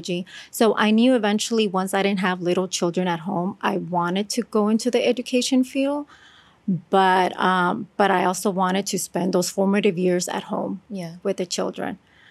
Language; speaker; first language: English; native; English